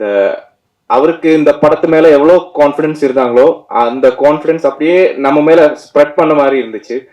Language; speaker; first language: Tamil; non-native, fluent; Malayalam